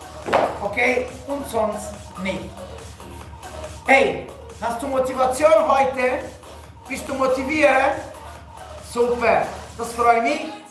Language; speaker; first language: German; non-native, learner; Spanish